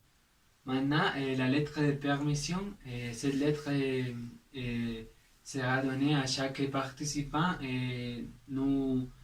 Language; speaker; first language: French; non-native, learner; Spanish